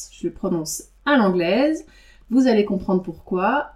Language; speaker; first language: French; native; French